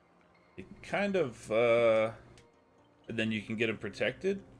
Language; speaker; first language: English; native; English